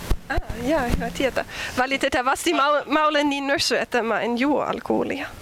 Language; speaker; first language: Finnish; non-native, learner; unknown